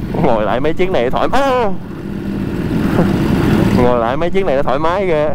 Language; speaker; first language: Vietnamese; native; Vietnamese